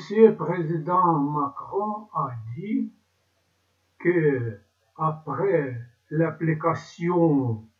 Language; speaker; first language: French; non-native, learner; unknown